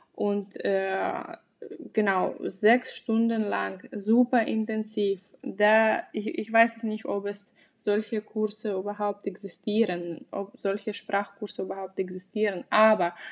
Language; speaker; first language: German; non-native, fluent; Russian